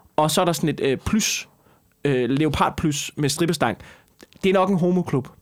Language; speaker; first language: Danish; native; Danish